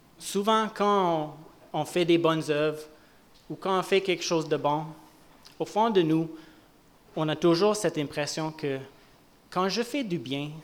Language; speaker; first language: French; native; French